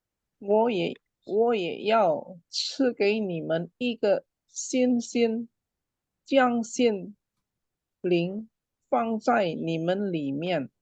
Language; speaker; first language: Chinese; non-native, learner; Indonesian